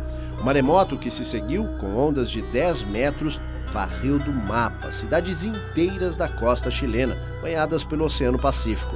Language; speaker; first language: Portuguese; native; Portuguese